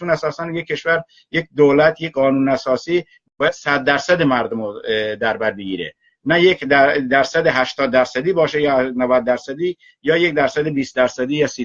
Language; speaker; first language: Persian; non-native, local second language; Baluchi